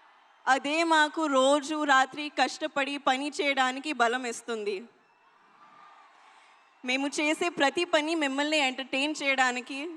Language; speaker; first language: Telugu; non-native, learner; Hindi